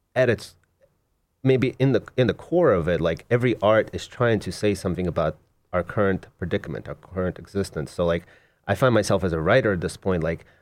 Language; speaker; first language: English; early bilingual, other home language; Russian